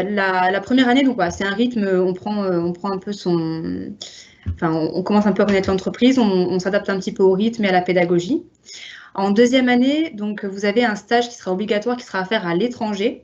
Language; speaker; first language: French; native; French